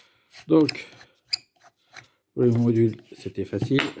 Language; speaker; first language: French; native; French